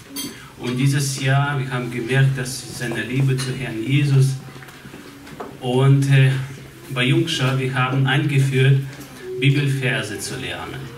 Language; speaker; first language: German; non-native, fluent; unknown